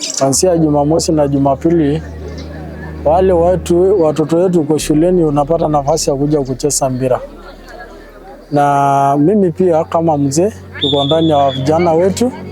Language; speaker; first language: Swahili; non-native, local second language; Masai